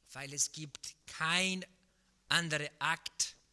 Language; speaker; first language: German; non-native, fluent; Portuguese